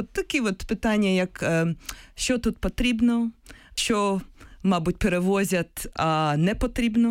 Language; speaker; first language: Ukrainian; early bilingual, heritage; Ukrainian